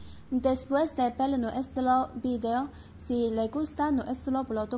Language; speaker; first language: Spanish; non-native, learner; Chinese